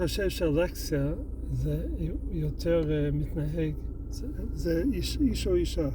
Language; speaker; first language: Hebrew; non-native, fluent; English